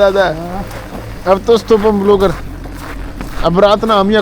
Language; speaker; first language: Russian; non-native, learner; Hindi